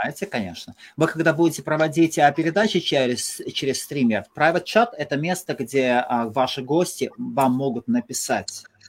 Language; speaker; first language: Russian; non-native, local second language; Latvian